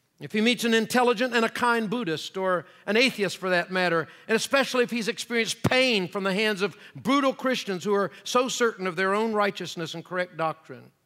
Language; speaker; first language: English; native; English